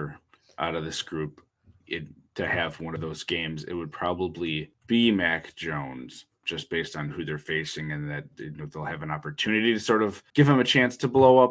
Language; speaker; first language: English; native; English